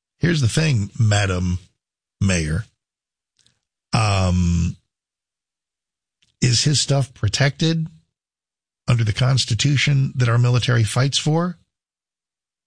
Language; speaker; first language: English; native; English